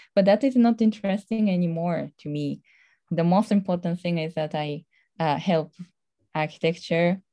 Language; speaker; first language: English; non-native, fluent; Japanese